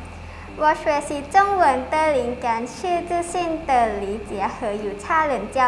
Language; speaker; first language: Chinese; non-native, learner; Thai